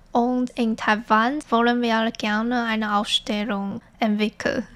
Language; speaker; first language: German; non-native, fluent; Chinese